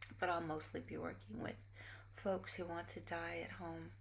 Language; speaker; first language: English; native; English